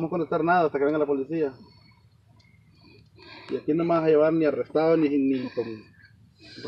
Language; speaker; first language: Spanish; native; Spanish